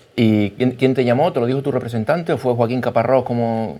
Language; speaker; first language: Spanish; native; Spanish